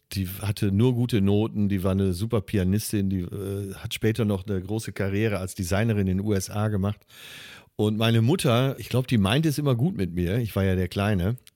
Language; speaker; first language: German; native; German